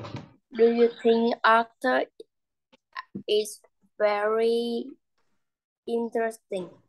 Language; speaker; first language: English; non-native, learner; Vietnamese